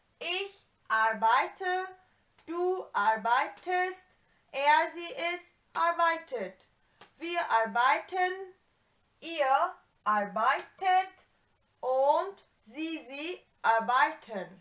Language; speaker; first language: German; non-native, fluent; Turkish